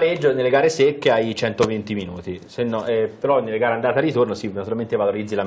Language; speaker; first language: Italian; native; Italian